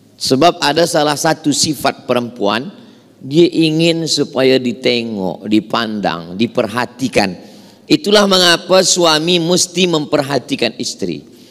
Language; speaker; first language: Malay; native; Malay